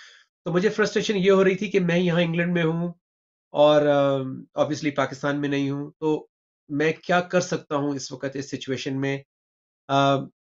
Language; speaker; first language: Urdu; native; Urdu